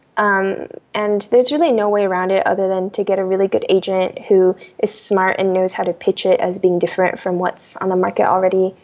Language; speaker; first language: English; early bilingual, other home language; Chinese